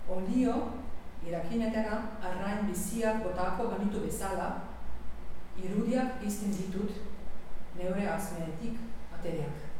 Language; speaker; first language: Basque; non-native, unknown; Slovenian